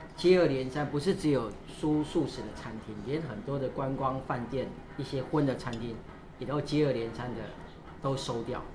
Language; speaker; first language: Chinese; native; Chinese